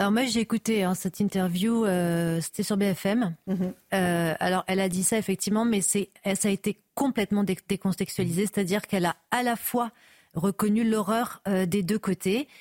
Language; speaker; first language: French; native; French